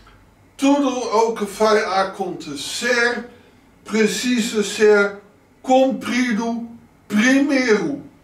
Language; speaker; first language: Portuguese; non-native, learner; Dutch